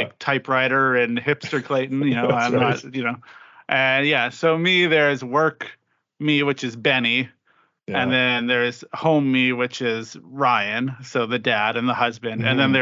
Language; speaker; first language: English; native; English